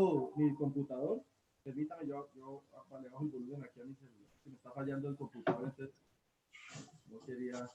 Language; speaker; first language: Spanish; native; Spanish